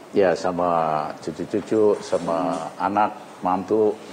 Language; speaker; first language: Indonesian; native; Indonesian